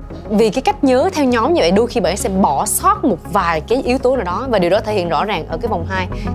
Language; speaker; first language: Vietnamese; native; Vietnamese